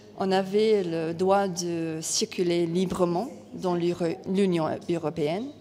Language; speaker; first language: French; non-native, fluent; English